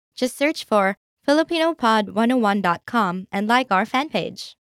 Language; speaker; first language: English; non-native, local second language; Filipino